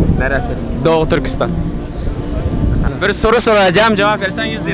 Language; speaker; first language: Turkish; non-native, fluent; Uyghur